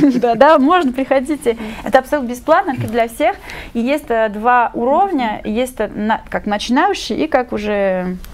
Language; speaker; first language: Russian; non-native, fluent; French